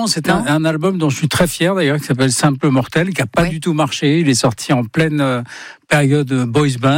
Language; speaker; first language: French; native; French